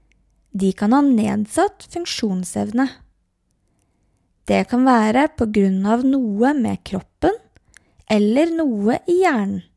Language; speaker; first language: Swedish; non-native, learner; Norwegian